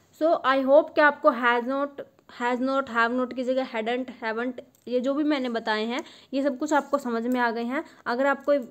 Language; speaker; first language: Hindi; native; Hindi